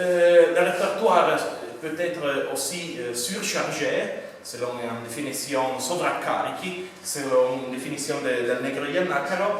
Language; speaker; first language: French; non-native, fluent; Italian